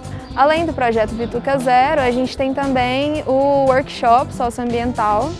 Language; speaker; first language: Portuguese; native; Portuguese